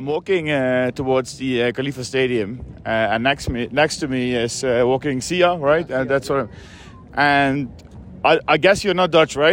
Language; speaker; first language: English; non-native, fluent; Dutch